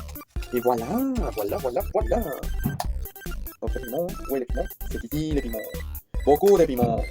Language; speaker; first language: French; non-native, learner; Spanish